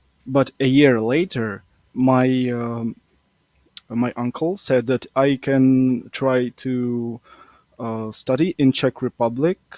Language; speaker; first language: English; non-native, fluent; Russian